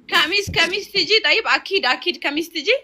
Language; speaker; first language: Arabic; non-native, learner; Amharic